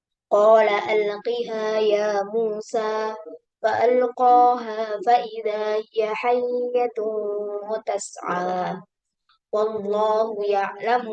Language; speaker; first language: Arabic; non-native, learner; Indonesian